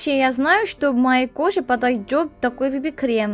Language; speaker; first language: Russian; non-native, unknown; Korean